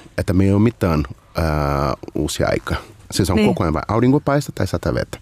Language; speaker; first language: Finnish; non-native, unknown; Portuguese